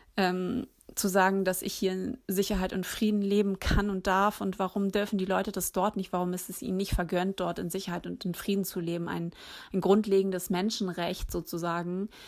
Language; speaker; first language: German; native; German